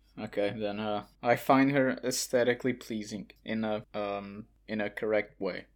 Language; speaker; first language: English; non-native, fluent; Portuguese